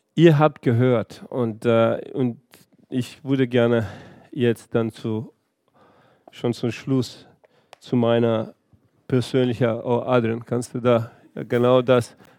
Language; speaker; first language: German; early bilingual, heritage; Portuguese